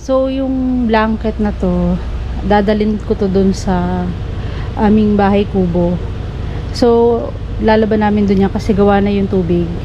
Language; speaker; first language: Filipino; native; Filipino